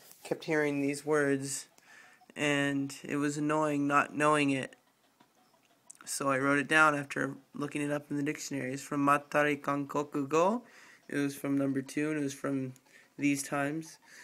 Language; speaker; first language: English; native; English